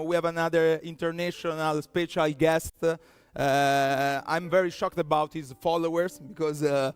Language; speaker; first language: English; non-native, fluent; Italian